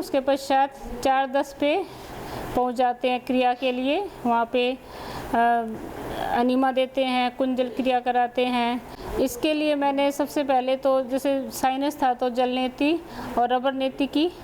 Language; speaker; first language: Hindi; native; Hindi